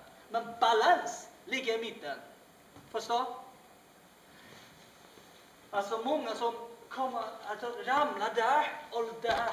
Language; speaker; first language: Swedish; non-native, learner; Chinese